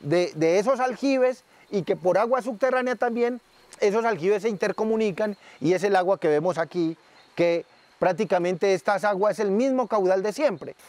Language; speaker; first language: Spanish; native; Spanish